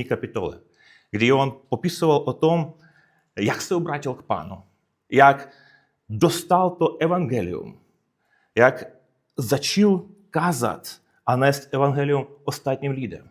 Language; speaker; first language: Czech; non-native, fluent; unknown